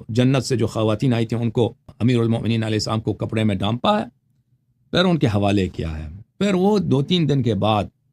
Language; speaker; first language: Urdu; non-native, fluent; Persian